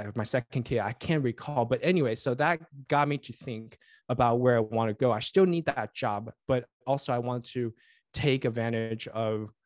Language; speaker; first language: English; non-native, fluent; Chinese